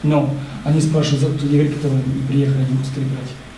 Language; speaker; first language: Russian; non-native, fluent; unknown